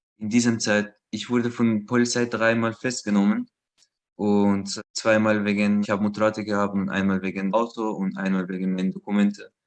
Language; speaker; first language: German; non-native, learner; Persian